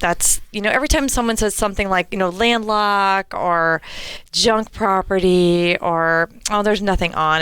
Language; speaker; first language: English; native; English